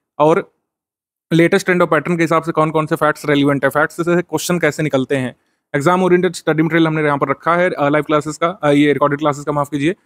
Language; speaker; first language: Hindi; native; Hindi